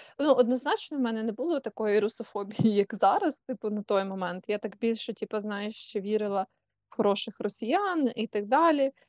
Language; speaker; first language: Ukrainian; non-native, local second language; Russian